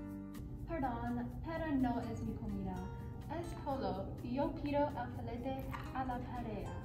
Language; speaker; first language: Spanish; non-native, learner; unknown